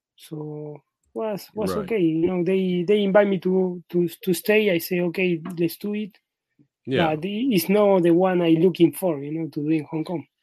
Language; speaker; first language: English; non-native, learner; Spanish